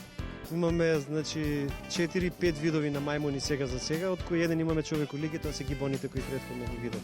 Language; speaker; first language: Macedonian; native; Macedonian